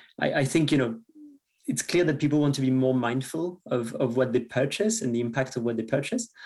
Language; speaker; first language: English; non-native, fluent; French